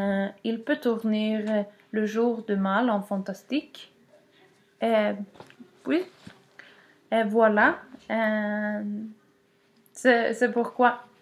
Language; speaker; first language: French; non-native, learner; Swedish